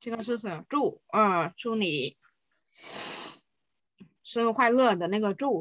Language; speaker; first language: Chinese; non-native, fluent; Vietnamese